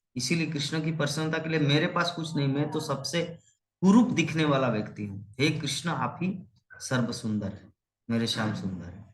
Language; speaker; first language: Hindi; non-native, local second language; Bangla